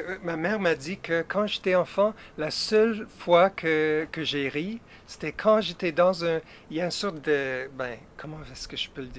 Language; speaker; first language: French; non-native, fluent; English